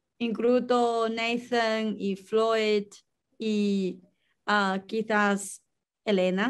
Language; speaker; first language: Spanish; non-native, learner; Chinese